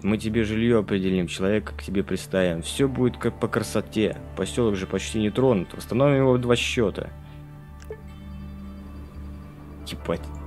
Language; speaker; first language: Russian; native; Russian